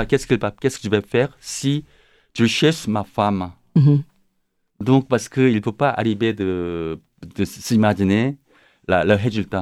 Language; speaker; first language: French; non-native, learner; Korean